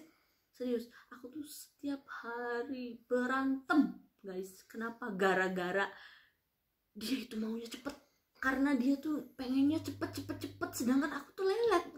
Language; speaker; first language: Indonesian; non-native, local second language; Javanese